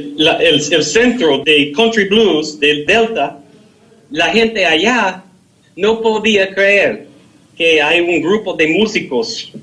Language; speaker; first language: Spanish; non-native, learner; English